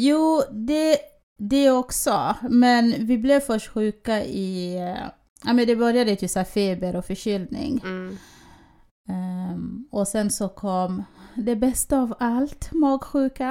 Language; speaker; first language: Swedish; early bilingual, other home language; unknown